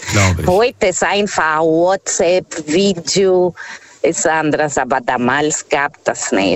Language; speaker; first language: German; non-native, fluent; Portuguese